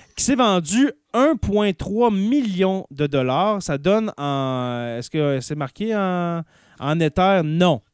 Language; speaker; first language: French; native; French